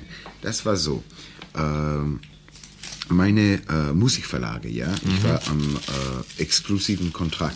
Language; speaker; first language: German; non-native, learner; English